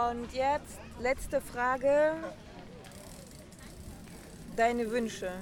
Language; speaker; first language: German; native; German